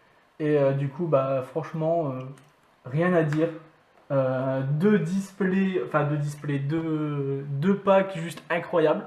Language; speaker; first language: French; native; French